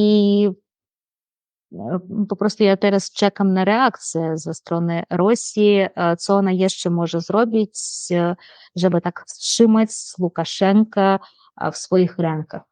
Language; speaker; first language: Polish; non-native, fluent; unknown